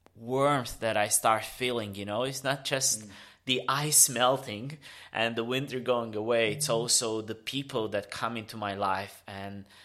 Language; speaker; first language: English; early bilingual, other home language; Romanian